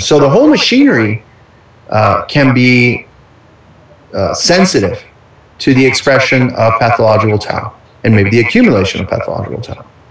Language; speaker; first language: English; early bilingual, other home language; Spanish